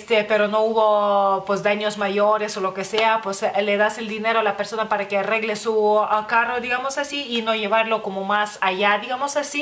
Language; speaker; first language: Spanish; non-native, fluent; Lithuanian